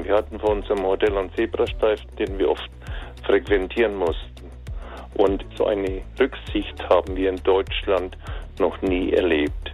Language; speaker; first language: German; native; German